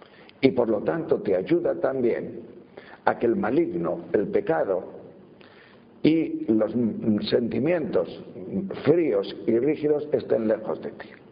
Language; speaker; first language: Spanish; native; Spanish